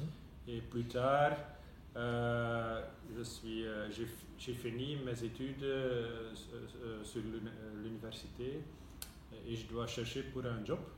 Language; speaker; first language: French; non-native, local second language; Dutch